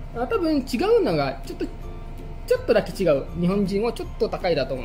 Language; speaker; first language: Japanese; non-native, fluent; Indonesian